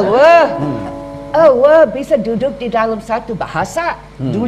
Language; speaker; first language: Indonesian; non-native, learner; English